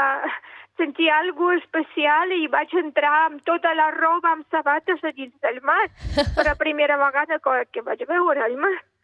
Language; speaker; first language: Catalan; non-native, fluent; Russian